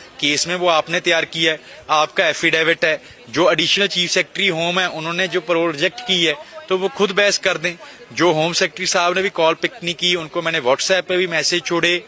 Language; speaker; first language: Hindi; non-native, local second language; Punjabi